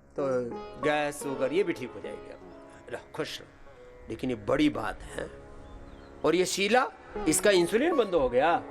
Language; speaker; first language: Hindi; native; Hindi